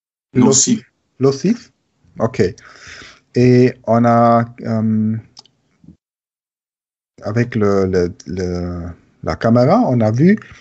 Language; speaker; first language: French; non-native, learner; German